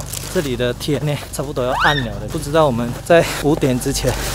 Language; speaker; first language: Chinese; native; Chinese